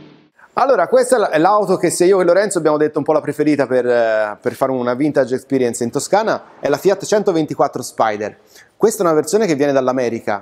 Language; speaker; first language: Italian; native; Italian